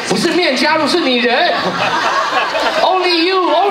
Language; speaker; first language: Chinese; native; Chinese